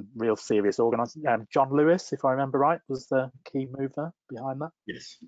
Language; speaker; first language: English; native; English